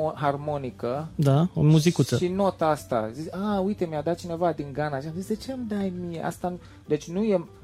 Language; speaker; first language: Romanian; early bilingual, heritage; Romanian